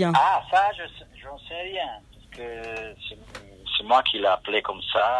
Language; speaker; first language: French; non-native, fluent; Italian